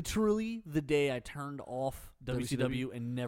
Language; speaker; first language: English; native; English